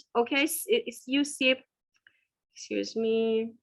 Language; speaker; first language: English; non-native, learner; Persian